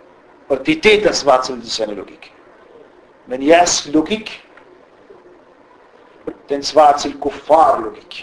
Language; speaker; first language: Danish; non-native, fluent; Arabic